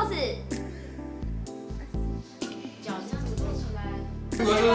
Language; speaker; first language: Chinese; native; Chinese